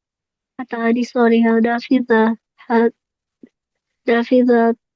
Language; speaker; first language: Arabic; non-native, learner; Urdu